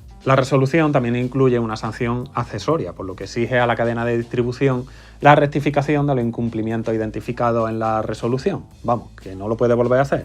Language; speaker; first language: Spanish; native; Spanish